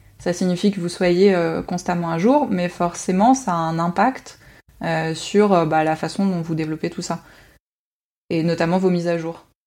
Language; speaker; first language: French; native; French